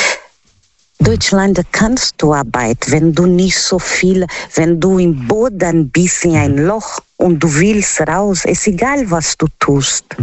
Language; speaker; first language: German; non-native, learner; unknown